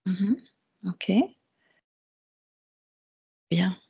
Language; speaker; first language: French; native; French